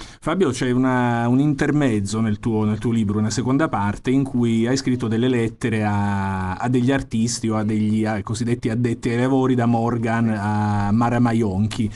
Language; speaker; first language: Italian; native; Italian